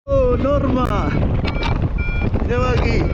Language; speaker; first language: Catalan; native; Catalan